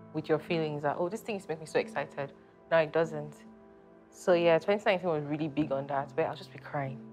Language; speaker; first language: English; non-native, local second language; Yoruba